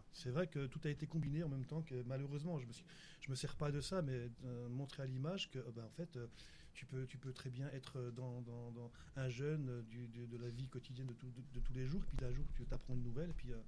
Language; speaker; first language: French; native; French